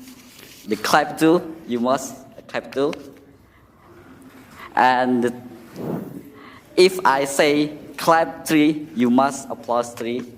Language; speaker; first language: English; non-native, learner; Indonesian